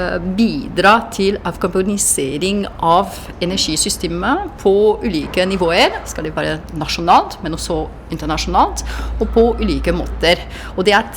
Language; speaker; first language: Norwegian; non-native, fluent; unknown